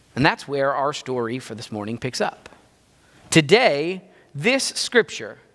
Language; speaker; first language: English; native; English